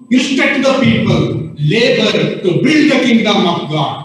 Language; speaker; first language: English; non-native, local second language; Kannada